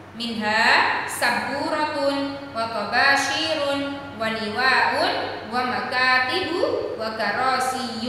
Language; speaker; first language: Arabic; non-native, fluent; Indonesian